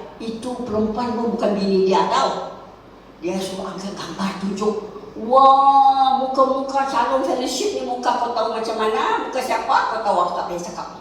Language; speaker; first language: Malay; non-native, local second language; Chinese